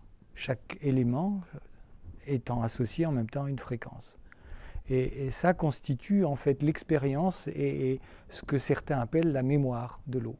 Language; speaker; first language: French; native; French